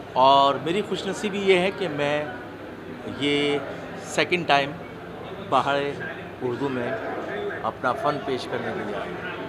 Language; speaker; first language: Hindi; native; Hindi